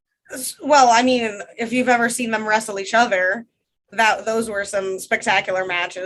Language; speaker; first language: English; non-native, fluent; Russian